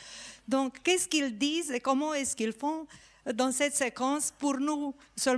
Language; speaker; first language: French; non-native, fluent; Romanian